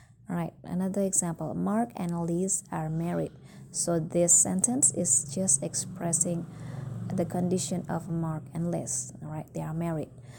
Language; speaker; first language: English; non-native, fluent; Indonesian